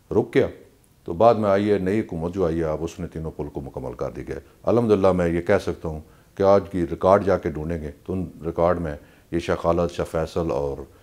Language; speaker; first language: Urdu; non-native, local second language; Punjabi